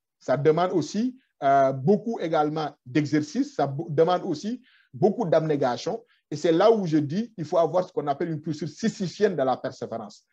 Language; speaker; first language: French; non-native, local second language; Wolof